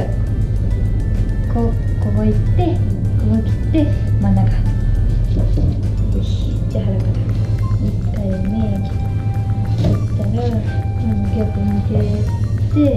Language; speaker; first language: Japanese; native; Japanese